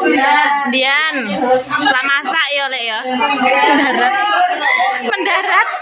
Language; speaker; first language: Indonesian; non-native, local second language; Javanese